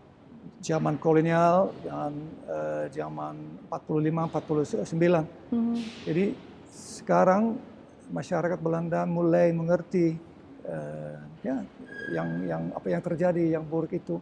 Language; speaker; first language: Indonesian; early bilingual, heritage; Dutch